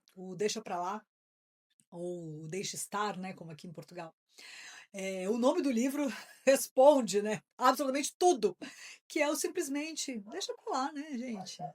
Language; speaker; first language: Portuguese; native; Portuguese